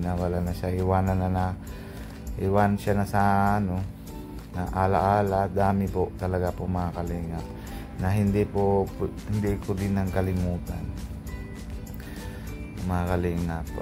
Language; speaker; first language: Filipino; non-native, learner; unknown